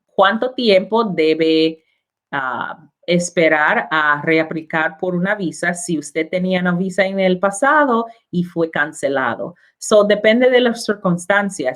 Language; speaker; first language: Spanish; non-native, learner; English